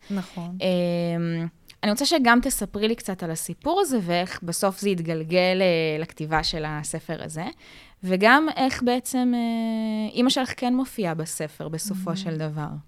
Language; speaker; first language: Hebrew; native; Hebrew